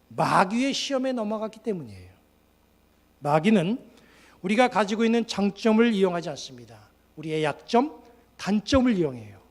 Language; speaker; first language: Korean; native; Korean